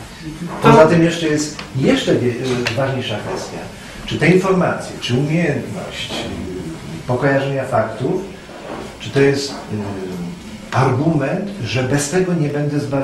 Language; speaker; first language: Polish; native; Polish